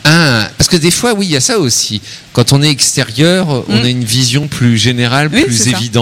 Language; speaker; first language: French; native; French